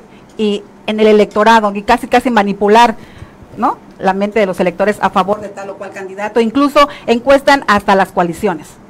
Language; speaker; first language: Spanish; native; Spanish